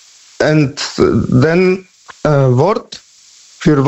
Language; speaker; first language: German; non-native, learner; Polish